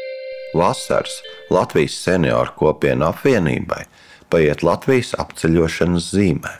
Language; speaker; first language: Latvian; native; Latvian